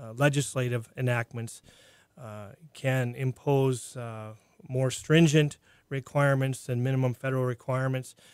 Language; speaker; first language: English; native; English